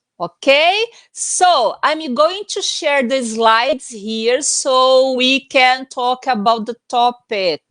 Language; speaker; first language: English; non-native, fluent; Portuguese